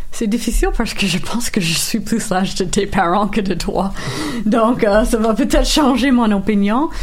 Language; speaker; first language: French; non-native, local second language; English